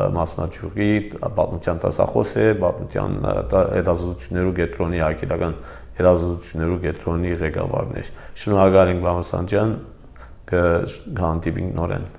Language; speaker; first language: Armenian; early bilingual, heritage; Armenian